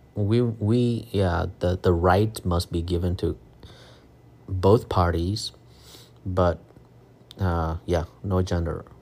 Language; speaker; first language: English; non-native, fluent; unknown